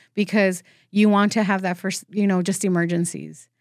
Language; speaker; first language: English; early bilingual, other home language; Spanish